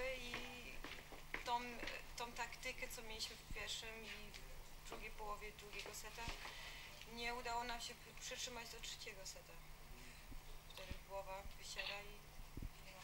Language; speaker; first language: Polish; early bilingual, heritage; Polish